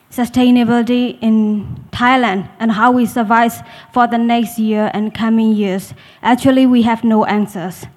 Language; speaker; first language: English; non-native, learner; Burmese